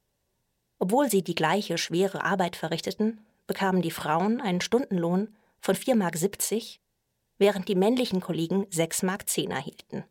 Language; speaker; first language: German; native; German